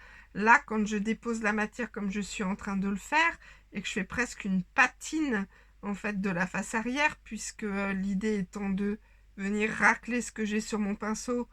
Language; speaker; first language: French; native; French